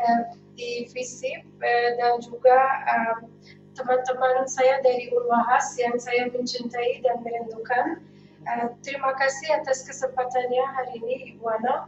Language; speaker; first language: Indonesian; non-native, fluent; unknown